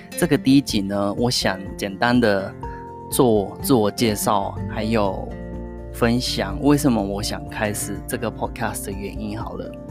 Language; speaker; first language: Chinese; non-native, fluent; Japanese